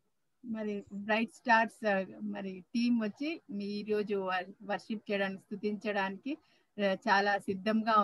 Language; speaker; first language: Telugu; native; Telugu